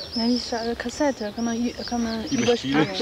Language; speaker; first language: German; non-native, learner; Chinese